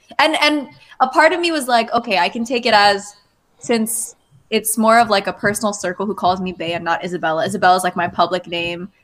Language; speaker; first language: English; native; English